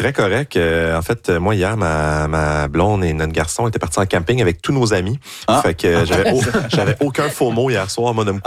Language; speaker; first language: French; native; French